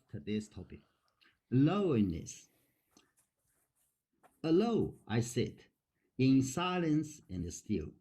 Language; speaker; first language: English; non-native, learner; Chinese